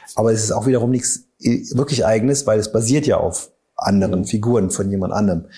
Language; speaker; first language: German; native; German